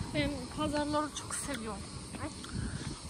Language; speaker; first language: Turkish; early bilingual, heritage; Turkish